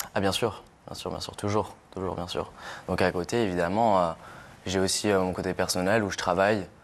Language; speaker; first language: French; native; French